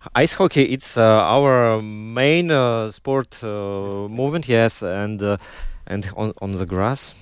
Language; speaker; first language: English; non-native, learner; Russian